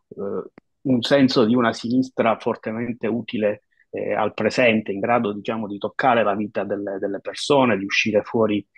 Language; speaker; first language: Italian; native; Italian